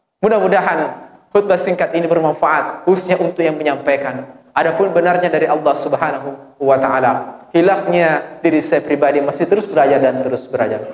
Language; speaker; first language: Malay; non-native, local second language; Buginese